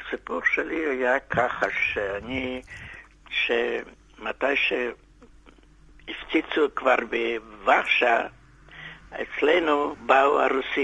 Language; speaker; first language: Hebrew; non-native, fluent; Yiddish